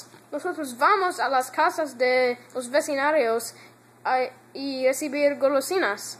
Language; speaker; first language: Spanish; non-native, learner; English